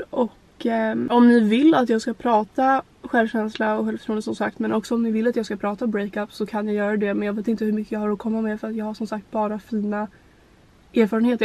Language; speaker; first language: Swedish; native; Swedish